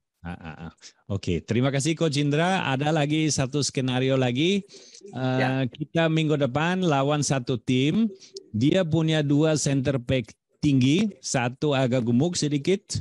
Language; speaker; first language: Indonesian; non-native, fluent; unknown